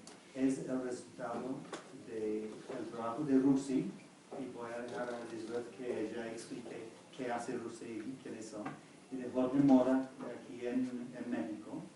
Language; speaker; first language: Spanish; non-native, fluent; English